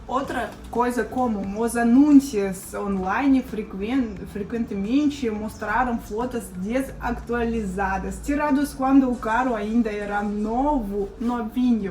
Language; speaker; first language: Portuguese; non-native, fluent; Russian